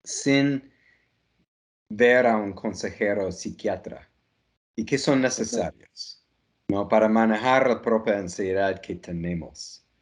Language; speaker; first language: Spanish; non-native, fluent; English